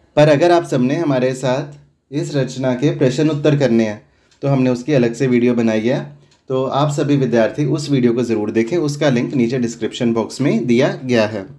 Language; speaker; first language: Hindi; non-native, local second language; Punjabi